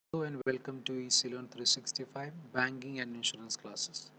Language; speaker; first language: English; non-native, local second language; Malayalam